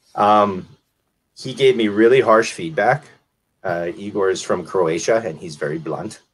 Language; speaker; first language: English; native; English